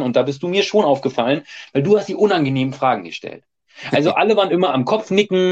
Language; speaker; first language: German; native; German